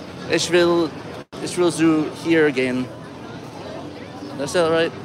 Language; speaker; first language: German; non-native, learner; English